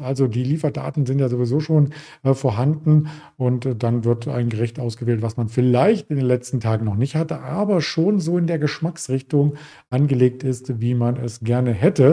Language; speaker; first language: German; native; German